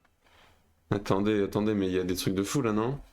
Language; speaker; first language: French; native; French